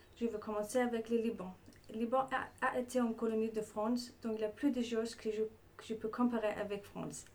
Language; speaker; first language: French; non-native, learner; Danish